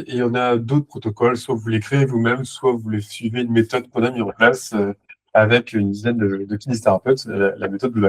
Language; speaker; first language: French; native; French